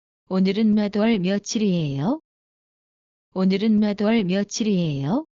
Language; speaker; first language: Korean; non-native, learner; Bangla